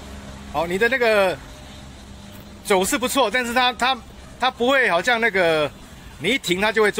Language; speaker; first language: Chinese; native; Chinese